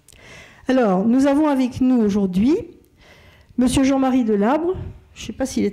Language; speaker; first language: French; native; French